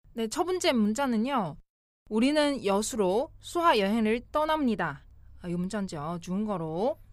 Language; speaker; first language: Korean; non-native, fluent; Chinese